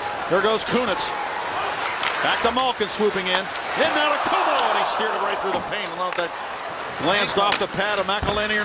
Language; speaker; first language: English; native; English